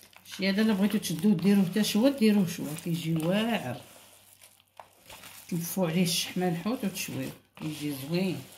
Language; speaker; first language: Arabic; native; Arabic